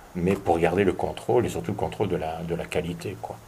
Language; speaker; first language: French; native; French